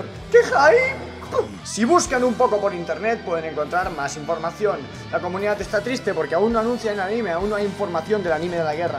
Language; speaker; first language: Spanish; native; Spanish